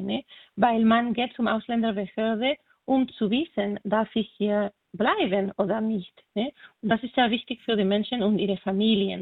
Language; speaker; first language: German; non-native, fluent; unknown